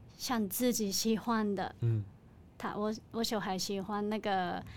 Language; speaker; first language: Chinese; non-native, learner; Japanese